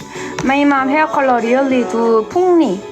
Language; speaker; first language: English; non-native, learner; Korean